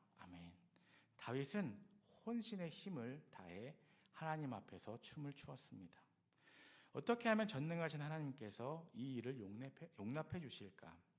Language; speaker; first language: Korean; native; Korean